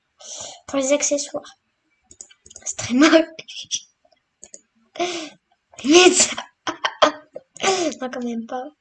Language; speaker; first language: French; native; French